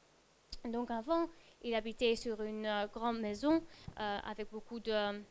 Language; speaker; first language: French; non-native, fluent; Dutch